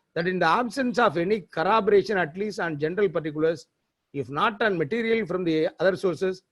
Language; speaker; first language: English; non-native, local second language; Tamil